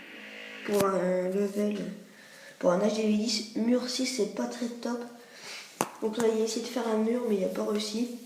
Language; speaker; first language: French; native; French